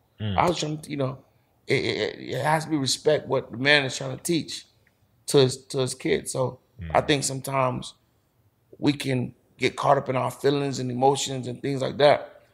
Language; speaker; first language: English; native; English